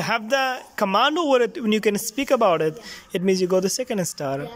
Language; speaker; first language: English; non-native, fluent; Urdu